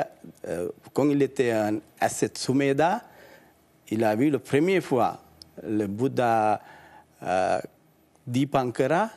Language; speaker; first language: French; non-native, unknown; Sinhala